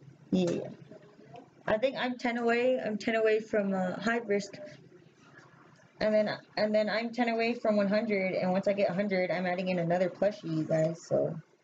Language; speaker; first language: English; native; English